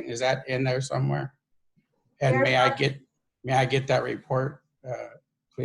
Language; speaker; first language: English; native; English